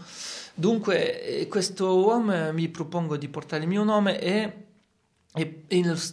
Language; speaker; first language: Italian; non-native, fluent; French